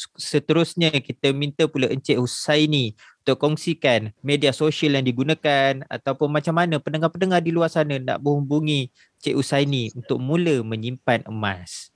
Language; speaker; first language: Malay; native; Malay